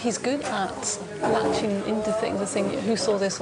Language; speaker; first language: English; native; English